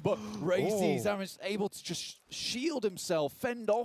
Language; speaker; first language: English; native; English